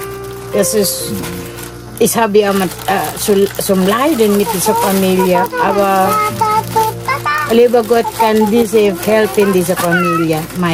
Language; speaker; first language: German; non-native, learner; Filipino